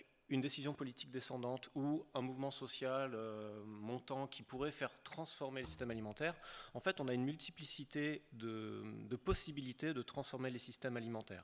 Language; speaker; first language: French; native; French